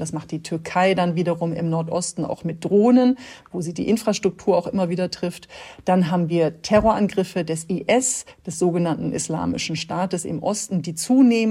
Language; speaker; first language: German; native; German